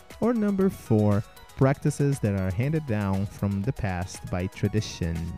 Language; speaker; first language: English; non-native, fluent; Portuguese